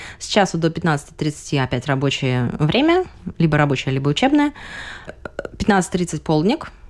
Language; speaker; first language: Russian; native; Russian